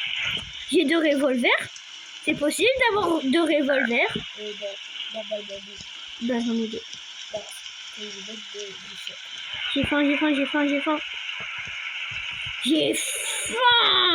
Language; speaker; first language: French; native; French